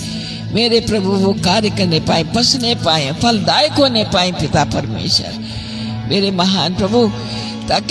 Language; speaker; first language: Hindi; native; Hindi